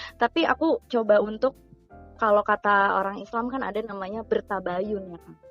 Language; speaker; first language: Indonesian; native; Indonesian